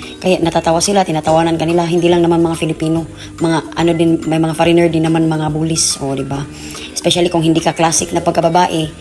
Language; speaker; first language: Filipino; non-native, local second language; Cebuano